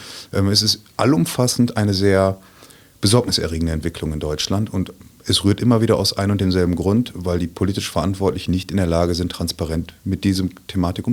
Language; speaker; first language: German; native; German